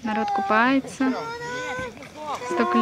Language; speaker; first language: Russian; native; Russian